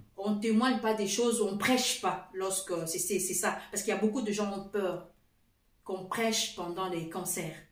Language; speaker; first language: French; non-native, fluent; Portuguese